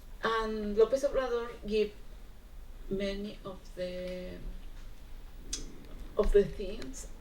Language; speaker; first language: English; non-native, learner; Spanish